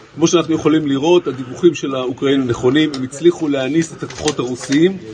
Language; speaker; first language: Hebrew; native; Hebrew